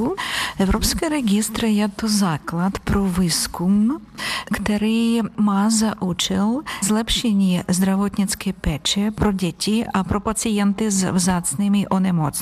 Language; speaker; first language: Czech; non-native, learner; Ukrainian